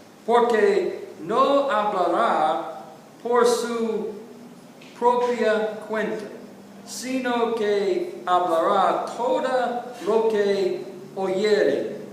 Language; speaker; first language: Spanish; non-native, learner; English